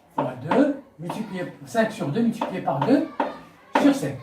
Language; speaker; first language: French; non-native, local second language; Arabic